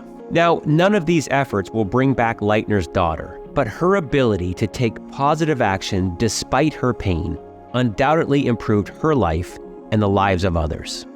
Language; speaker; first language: English; native; English